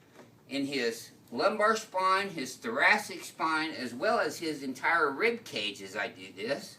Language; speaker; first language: English; native; English